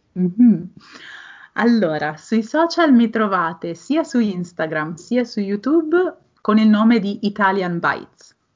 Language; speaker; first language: Italian; native; Italian